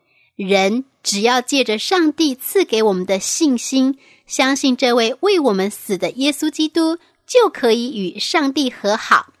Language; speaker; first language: Chinese; native; Chinese